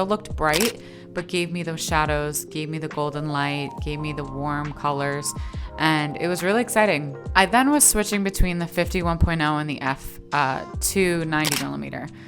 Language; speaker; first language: English; native; English